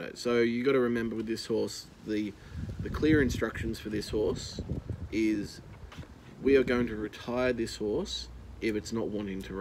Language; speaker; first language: English; native; English